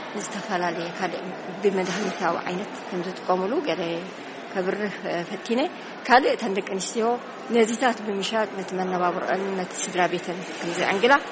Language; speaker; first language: Tigrinya; non-native, local second language; Afar